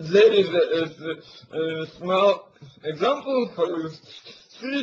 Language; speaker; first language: English; non-native, learner; Latvian